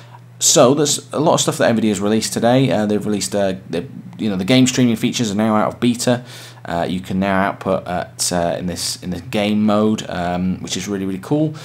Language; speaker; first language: English; native; English